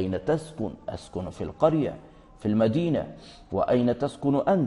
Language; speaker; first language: Arabic; non-native, fluent; Urdu